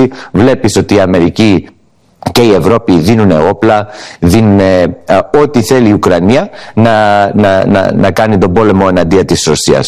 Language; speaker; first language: Greek; early bilingual, heritage; English